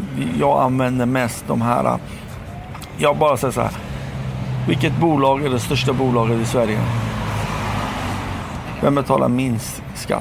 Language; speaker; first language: Swedish; non-native, fluent; Persian